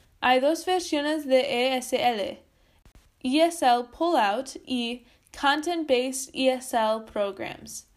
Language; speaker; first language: Spanish; non-native, fluent; English